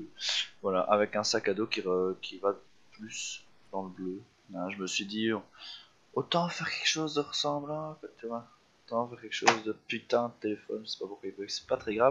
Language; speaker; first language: French; native; French